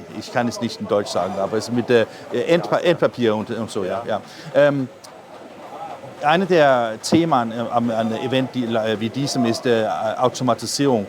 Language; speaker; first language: German; non-native, learner; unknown